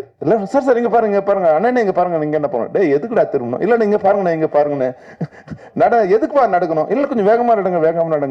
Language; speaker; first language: Tamil; native; Tamil